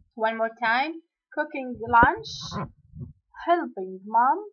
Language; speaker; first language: English; non-native, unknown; Arabic